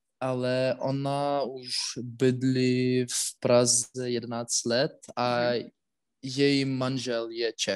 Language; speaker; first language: Czech; non-native, learner; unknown